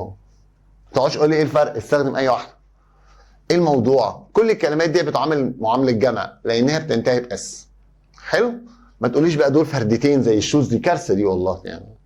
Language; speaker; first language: Arabic; native; Arabic